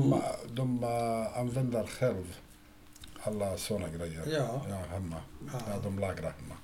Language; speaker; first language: Swedish; non-native, fluent; Arabic